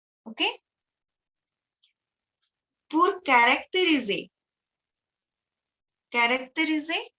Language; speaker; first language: French; non-native, fluent; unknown